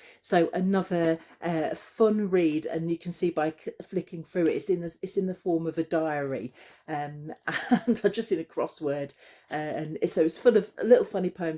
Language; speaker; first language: English; native; English